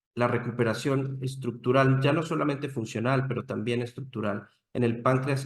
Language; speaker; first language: Spanish; native; Spanish